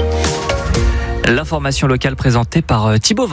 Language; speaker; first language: French; native; French